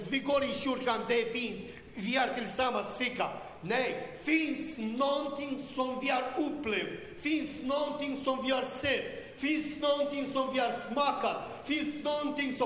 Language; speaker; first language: Swedish; non-native, learner; Romanian